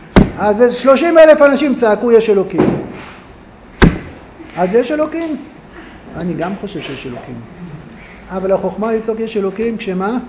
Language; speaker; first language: Hebrew; native; Hebrew